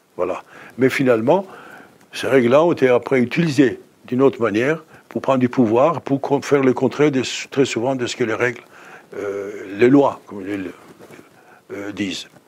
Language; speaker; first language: French; non-native, fluent; Greek